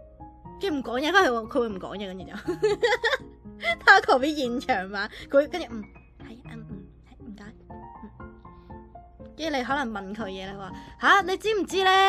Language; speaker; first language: Cantonese; native; Cantonese